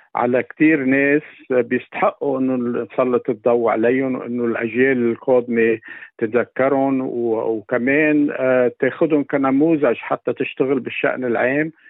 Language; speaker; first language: Arabic; native; Arabic